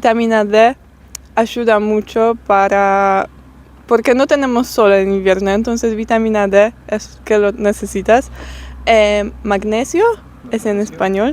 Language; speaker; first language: Spanish; non-native, learner; Polish